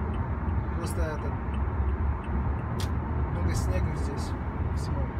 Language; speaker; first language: Russian; non-native, fluent; Uzbek